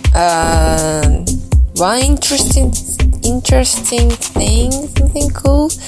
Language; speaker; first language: English; non-native, fluent; Japanese